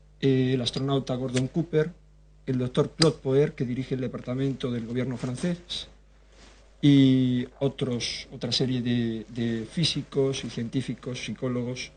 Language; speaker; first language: Spanish; native; Spanish